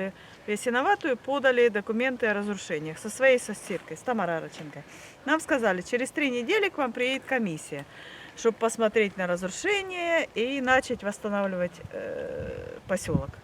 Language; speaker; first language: Russian; native; Russian